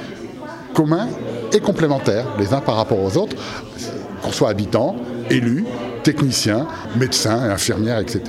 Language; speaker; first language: French; native; French